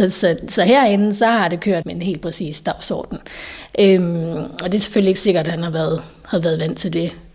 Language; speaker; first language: Danish; native; Danish